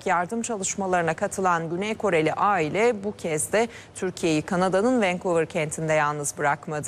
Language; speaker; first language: Turkish; native; Turkish